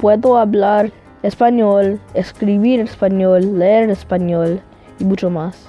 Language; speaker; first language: Spanish; non-native, learner; English